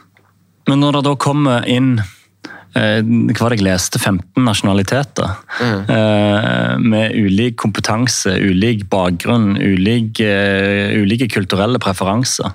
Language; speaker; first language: Norwegian; native; Norwegian